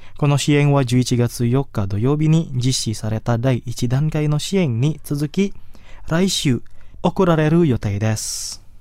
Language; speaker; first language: Japanese; non-native, fluent; Indonesian